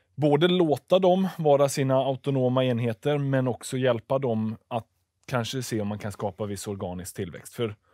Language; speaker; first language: Swedish; native; Swedish